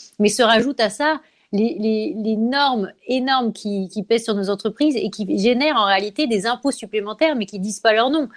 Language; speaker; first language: French; native; French